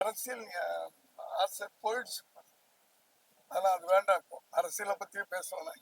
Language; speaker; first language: Tamil; native; Tamil